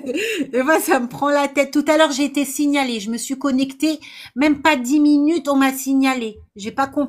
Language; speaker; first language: French; native; French